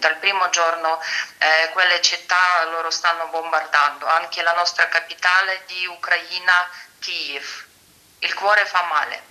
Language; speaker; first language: Italian; non-native, fluent; Ukrainian